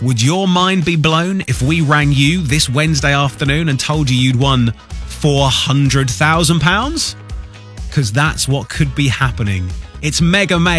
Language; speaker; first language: English; native; English